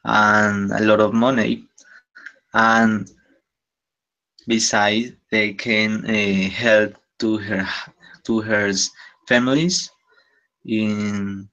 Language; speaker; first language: English; non-native, learner; Spanish